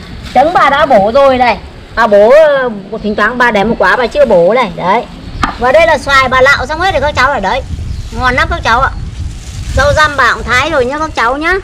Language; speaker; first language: Vietnamese; native; Vietnamese